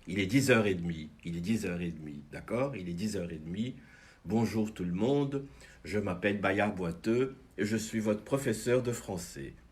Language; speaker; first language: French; non-native, fluent; Portuguese